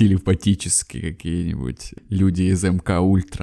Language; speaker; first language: Russian; native; Russian